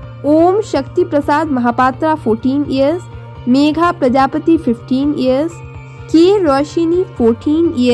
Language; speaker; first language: English; non-native, local second language; Hindi